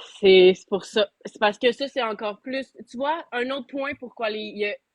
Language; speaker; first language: French; native; French